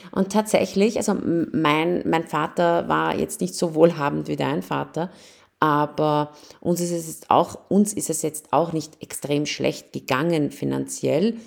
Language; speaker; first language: German; early bilingual, other home language; Persian